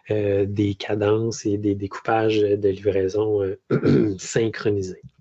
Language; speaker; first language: French; native; French